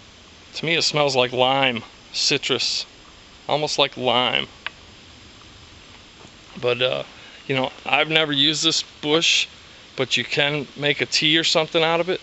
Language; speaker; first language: English; native; English